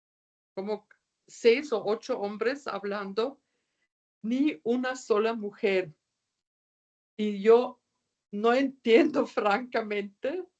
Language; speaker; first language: Spanish; non-native, fluent; German